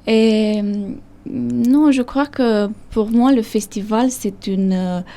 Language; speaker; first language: French; non-native, fluent; Romanian